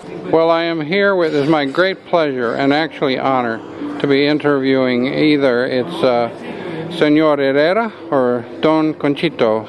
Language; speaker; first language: English; native; English